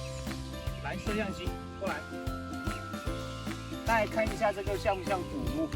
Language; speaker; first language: Chinese; non-native, local second language; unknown